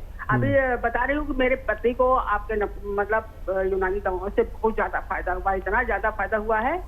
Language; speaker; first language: Hindi; native; Hindi